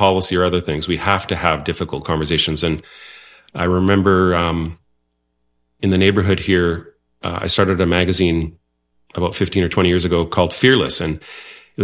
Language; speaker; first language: English; non-native, fluent; Dutch